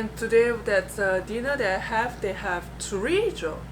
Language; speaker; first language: English; non-native, fluent; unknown